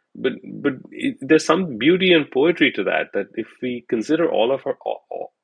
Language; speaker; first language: English; non-native, local second language; Hindi